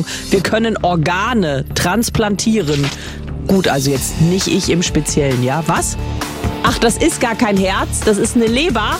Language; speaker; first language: German; native; German